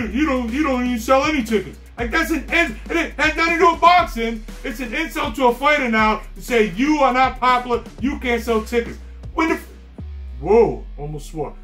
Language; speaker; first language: English; native; English